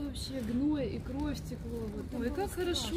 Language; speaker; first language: Russian; non-native, local second language; Ukrainian